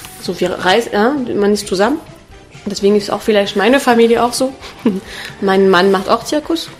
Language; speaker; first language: German; non-native, fluent; French